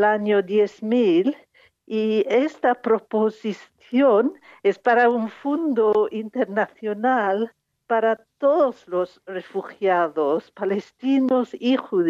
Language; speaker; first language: Spanish; non-native, fluent; English